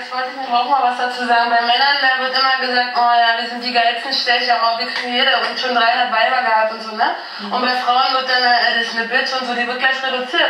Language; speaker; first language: German; native; German